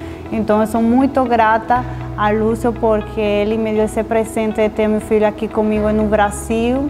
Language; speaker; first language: Portuguese; non-native, fluent; Spanish